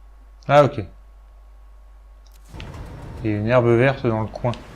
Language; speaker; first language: French; native; French